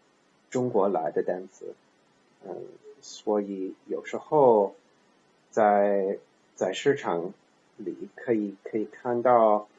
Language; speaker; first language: Chinese; non-native, learner; English